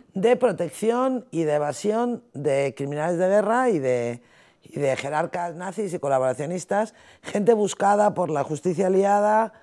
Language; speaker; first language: Spanish; native; Spanish